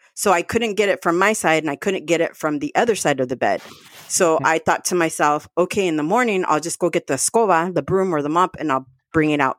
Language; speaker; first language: English; early bilingual, other home language; Spanish